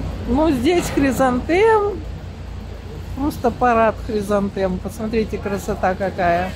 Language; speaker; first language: Russian; native; Russian